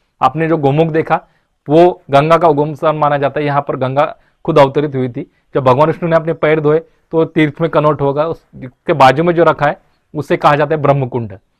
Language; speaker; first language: Hindi; non-native, local second language; Marathi